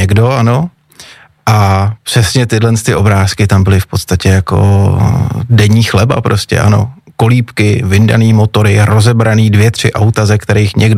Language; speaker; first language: Czech; native; Czech